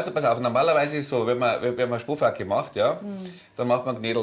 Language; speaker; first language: German; native; German